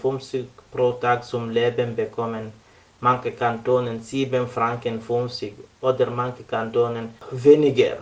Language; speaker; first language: German; non-native, learner; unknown